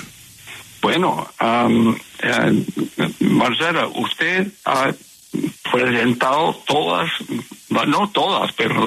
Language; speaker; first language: Spanish; non-native, fluent; English